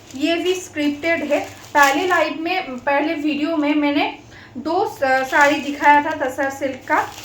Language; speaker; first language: Hindi; non-native, local second language; Bangla